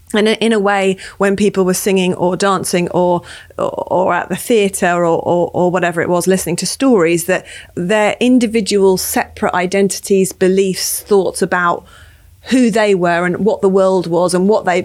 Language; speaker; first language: English; native; English